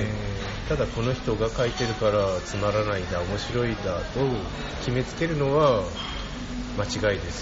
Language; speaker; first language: Japanese; native; Japanese